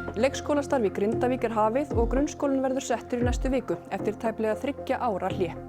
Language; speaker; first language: Icelandic; native; Icelandic